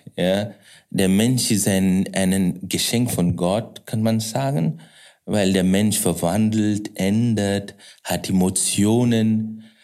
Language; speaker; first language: German; non-native, fluent; Kannada